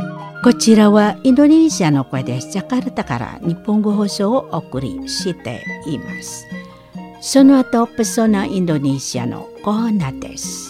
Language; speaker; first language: Japanese; non-native, fluent; Indonesian